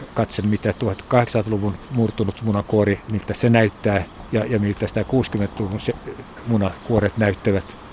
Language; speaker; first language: Finnish; non-native, local second language; Swedish